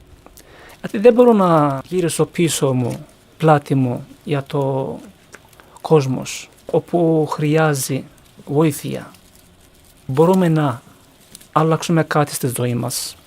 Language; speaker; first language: Greek; non-native, learner; Turkish